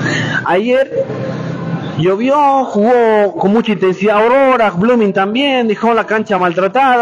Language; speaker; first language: Spanish; native; Spanish